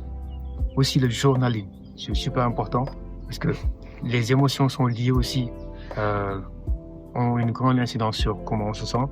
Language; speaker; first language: French; non-native, local second language; Wolof